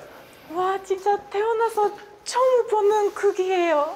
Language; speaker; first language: Korean; non-native, fluent; Japanese